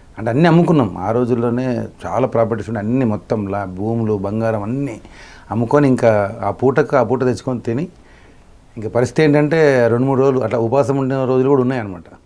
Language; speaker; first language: Telugu; native; Telugu